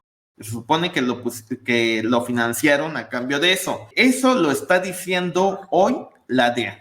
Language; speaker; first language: Spanish; native; Spanish